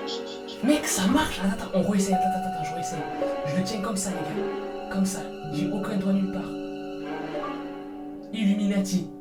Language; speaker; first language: French; native; French